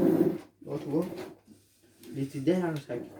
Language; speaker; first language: French; native; French